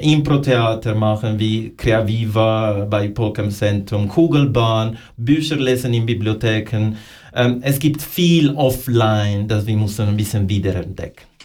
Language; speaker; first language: German; non-native, learner; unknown